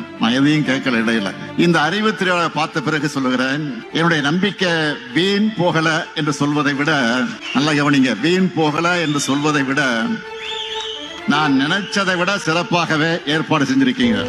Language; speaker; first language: Tamil; native; Tamil